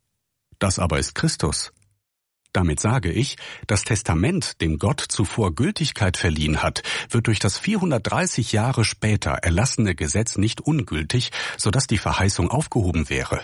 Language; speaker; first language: German; native; German